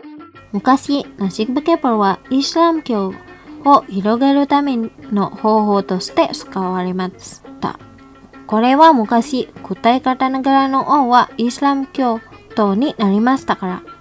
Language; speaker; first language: Japanese; non-native, fluent; Indonesian